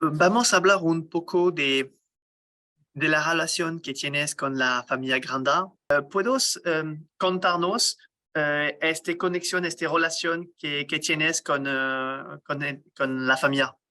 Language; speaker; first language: Spanish; non-native, learner; French